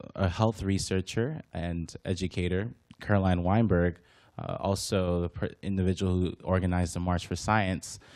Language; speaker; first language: English; native; English